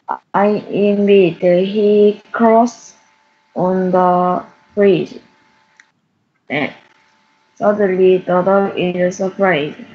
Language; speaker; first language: English; non-native, learner; Korean